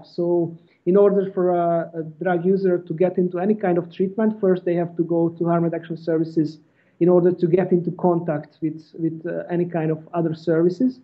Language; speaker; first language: English; non-native, fluent; Hungarian